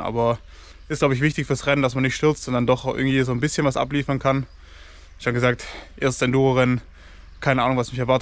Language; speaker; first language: German; native; German